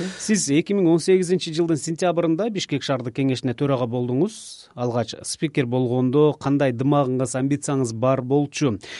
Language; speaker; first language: Kyrgyz; native; Kyrgyz